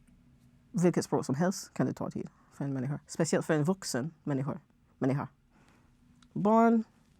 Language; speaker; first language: Swedish; non-native, fluent; English